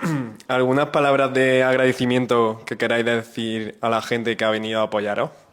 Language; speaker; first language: Spanish; native; Spanish